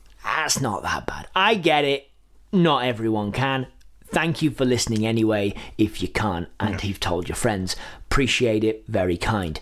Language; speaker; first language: English; native; English